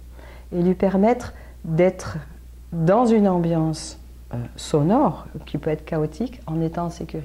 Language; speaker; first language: French; native; French